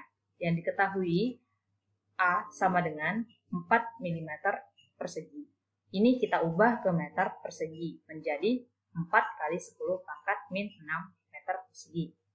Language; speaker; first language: Indonesian; native; Indonesian